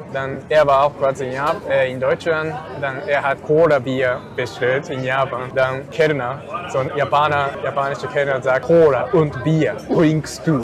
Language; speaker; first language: German; non-native, learner; Japanese